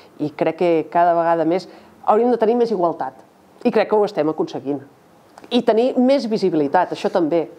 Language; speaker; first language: Catalan; native; Catalan